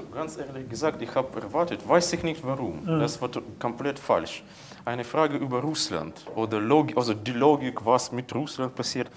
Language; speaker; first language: German; non-native, fluent; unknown